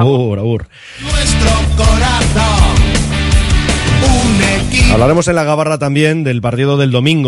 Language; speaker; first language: Spanish; native; Spanish